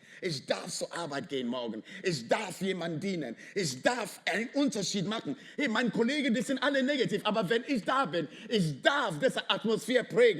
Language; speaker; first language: German; non-native, fluent; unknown